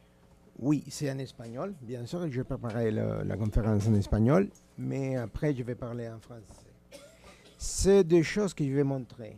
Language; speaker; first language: French; non-native, fluent; Spanish